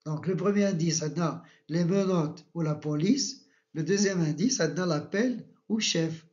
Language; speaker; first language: French; non-native, local second language; Arabic